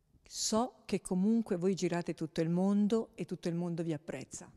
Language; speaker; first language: Italian; native; Italian